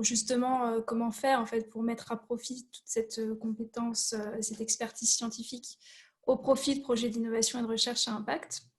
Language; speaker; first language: French; native; French